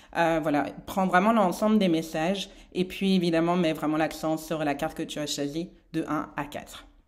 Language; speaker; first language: French; native; French